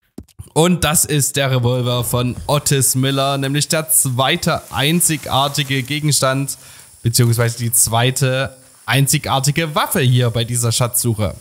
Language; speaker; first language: German; native; German